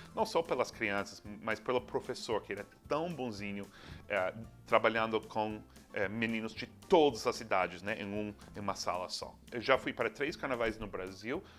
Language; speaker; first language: Portuguese; non-native, fluent; English